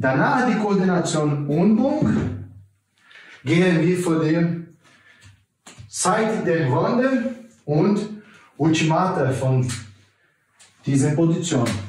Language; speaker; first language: German; non-native, learner; Portuguese